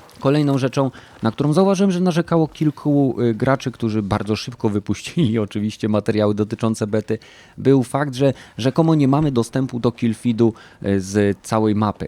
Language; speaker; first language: Polish; native; Polish